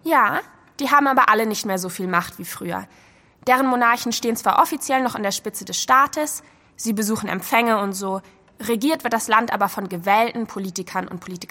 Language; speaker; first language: German; native; German